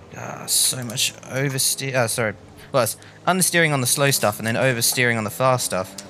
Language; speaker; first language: English; native; English